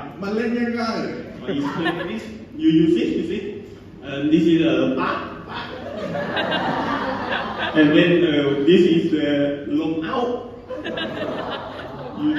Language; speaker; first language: English; non-native, learner; Thai